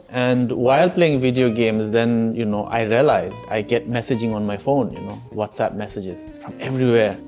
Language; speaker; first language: English; non-native, fluent; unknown